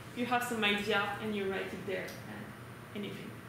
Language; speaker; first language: English; non-native, fluent; French